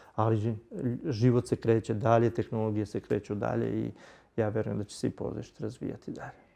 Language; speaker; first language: Serbian; native; Serbian